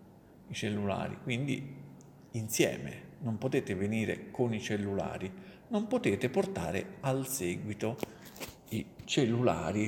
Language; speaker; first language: Italian; native; Italian